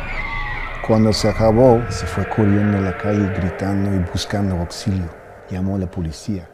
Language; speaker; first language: Spanish; early bilingual, heritage; English